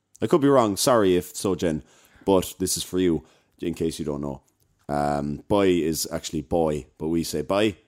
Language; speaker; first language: English; native; English